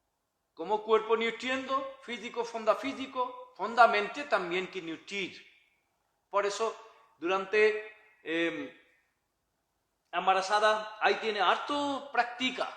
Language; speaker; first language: Spanish; non-native, learner; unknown